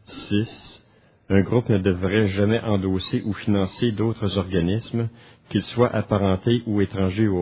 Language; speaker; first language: French; native; French